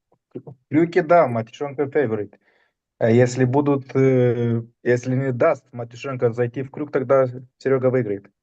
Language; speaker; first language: Russian; non-native, fluent; Romanian